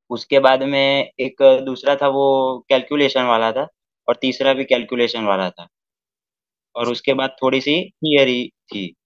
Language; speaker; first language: Hindi; non-native, local second language; Gujarati